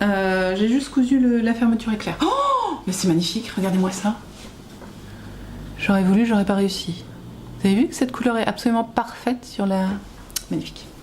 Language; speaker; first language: French; native; French